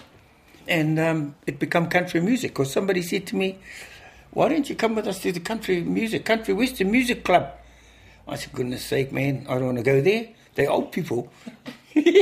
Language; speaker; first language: English; native; English